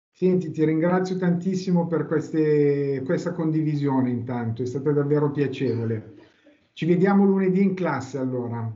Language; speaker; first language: Italian; native; Italian